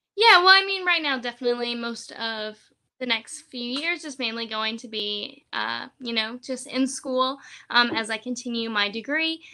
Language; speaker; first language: English; early bilingual, other home language; Spanish